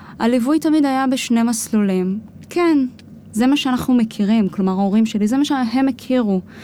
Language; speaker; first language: Hebrew; native; Hebrew